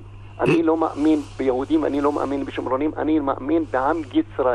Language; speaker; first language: Hebrew; non-native, local second language; Arabic